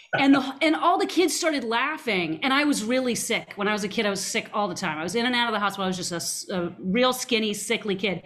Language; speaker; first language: English; native; English